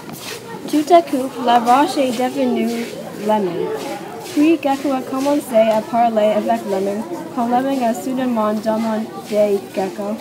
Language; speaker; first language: French; non-native, learner; English